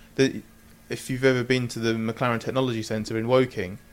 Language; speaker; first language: English; native; English